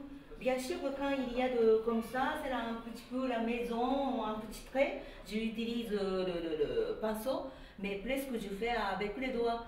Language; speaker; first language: French; non-native, learner; Japanese